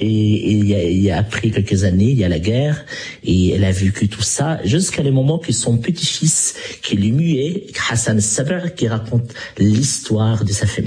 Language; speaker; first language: French; non-native, local second language; Arabic